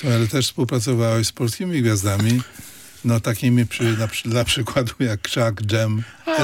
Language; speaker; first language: Polish; native; Polish